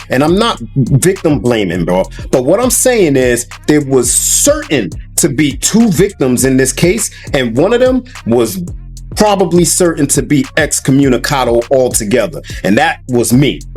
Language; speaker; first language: English; native; English